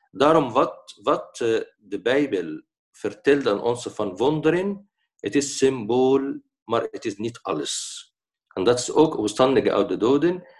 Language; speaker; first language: Dutch; non-native, fluent; Arabic